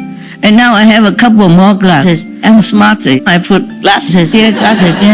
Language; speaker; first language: English; non-native, fluent; Vietnamese